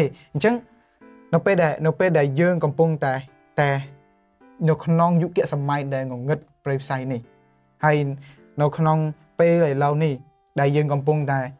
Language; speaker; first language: Khmer; native; Khmer